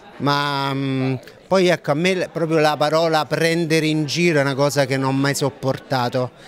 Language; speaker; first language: Italian; native; Italian